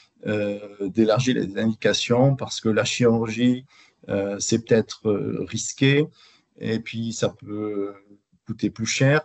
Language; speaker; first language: French; native; French